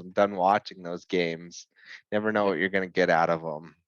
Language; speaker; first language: English; native; English